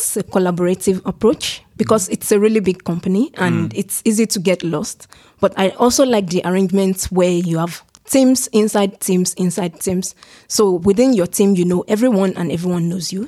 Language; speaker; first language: English; non-native, local second language; Yoruba